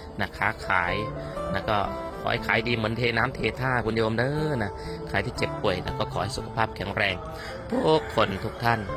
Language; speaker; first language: Thai; native; Thai